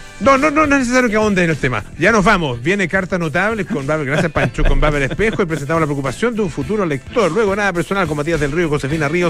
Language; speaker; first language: Spanish; native; Spanish